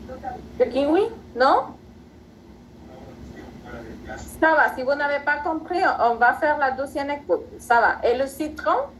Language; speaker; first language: French; non-native, fluent; Spanish